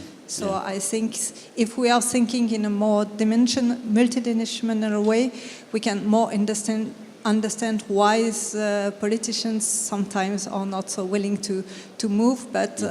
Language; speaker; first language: English; non-native, fluent; French